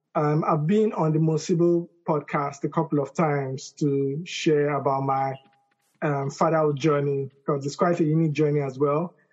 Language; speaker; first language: English; non-native, local second language; Yoruba